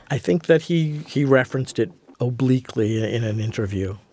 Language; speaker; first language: English; native; English